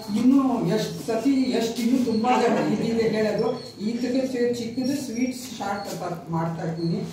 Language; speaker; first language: Kannada; non-native, local second language; Urdu